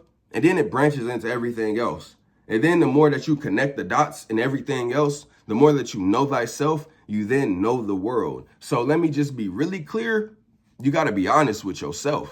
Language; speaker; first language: English; native; English